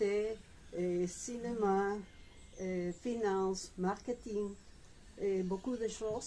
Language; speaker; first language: French; non-native, fluent; Spanish